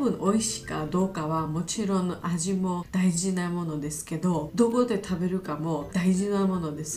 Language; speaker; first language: Japanese; non-native, learner; Georgian